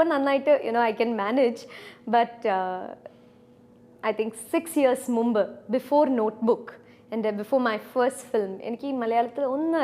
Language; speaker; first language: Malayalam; non-native, fluent; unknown